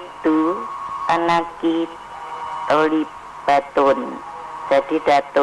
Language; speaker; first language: Arabic; non-native, learner; Indonesian